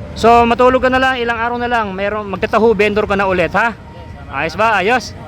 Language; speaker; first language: Filipino; native; Filipino